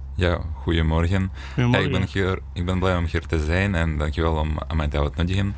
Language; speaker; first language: Dutch; non-native, fluent; Ukrainian